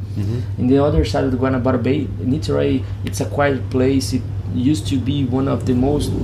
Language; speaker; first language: English; non-native, fluent; Portuguese